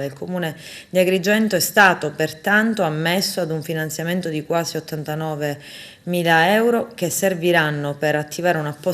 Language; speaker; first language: Italian; native; Italian